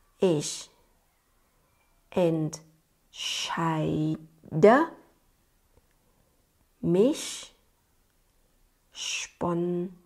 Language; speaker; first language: German; non-native, fluent; Thai